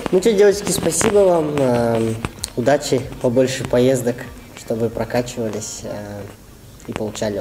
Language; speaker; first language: Russian; native; Russian